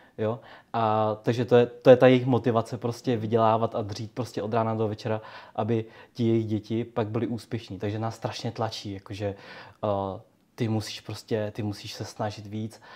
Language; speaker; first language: Czech; early bilingual, other home language; Vietnamese